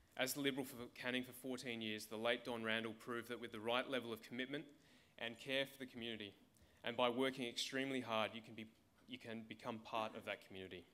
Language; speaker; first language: English; native; English